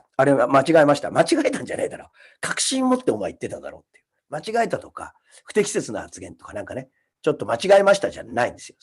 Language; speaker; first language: Japanese; native; Japanese